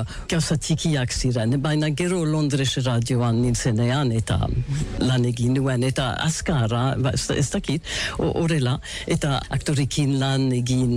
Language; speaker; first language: Basque; non-native, local second language; English